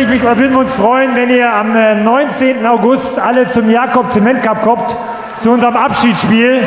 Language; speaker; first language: German; native; German